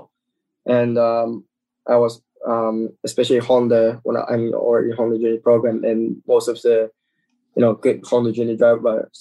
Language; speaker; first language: English; non-native, learner; Japanese